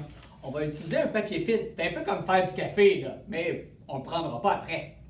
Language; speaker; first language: French; native; French